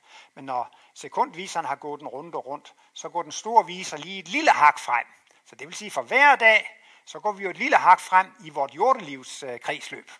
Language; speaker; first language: Danish; native; Danish